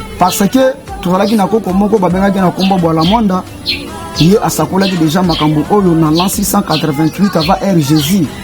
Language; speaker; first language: Lingala; non-native, local second language; Kongo